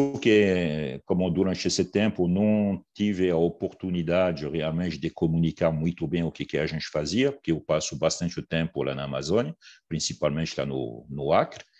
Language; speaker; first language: Portuguese; non-native, fluent; French